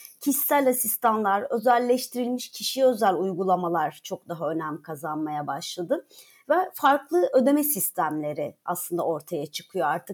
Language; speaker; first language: Turkish; native; Turkish